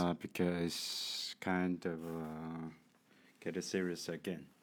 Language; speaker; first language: English; non-native, learner; Chinese